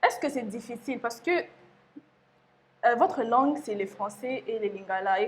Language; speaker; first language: French; non-native, local second language; Lingala